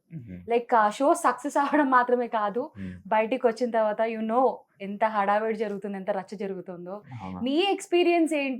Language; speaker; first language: Telugu; native; Telugu